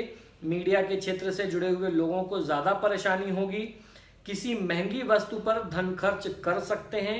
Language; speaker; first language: Hindi; native; Hindi